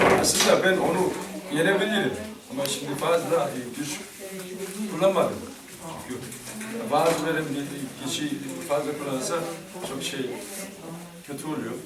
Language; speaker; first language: Turkish; non-native, learner; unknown